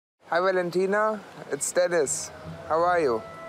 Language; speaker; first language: English; non-native, learner; German